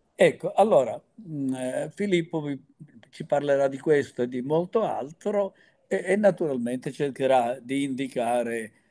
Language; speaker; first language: Italian; native; Italian